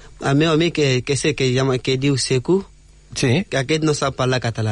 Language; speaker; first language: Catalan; non-native, learner; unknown